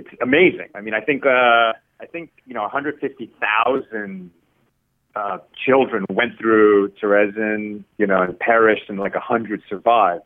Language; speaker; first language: English; early bilingual, other home language; Spanish